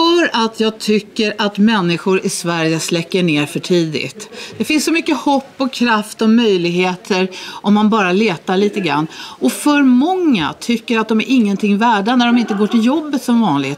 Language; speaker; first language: Swedish; native; Swedish